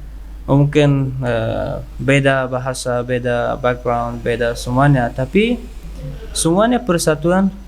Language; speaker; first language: Indonesian; non-native, learner; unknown